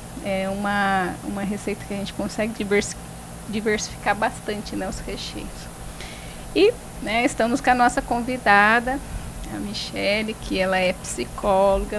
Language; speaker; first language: Portuguese; native; Portuguese